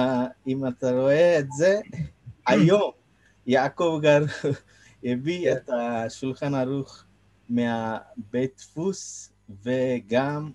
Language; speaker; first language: Hebrew; non-native, fluent; Telugu